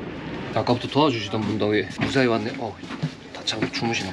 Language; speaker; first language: Korean; native; Korean